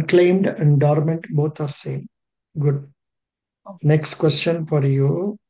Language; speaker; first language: English; non-native, local second language; Telugu